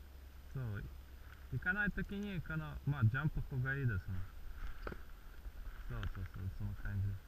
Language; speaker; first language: Japanese; non-native, learner; Russian